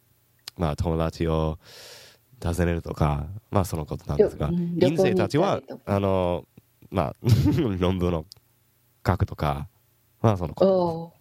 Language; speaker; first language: Japanese; non-native, learner; English